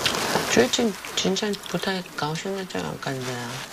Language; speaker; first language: Chinese; non-native, learner; Korean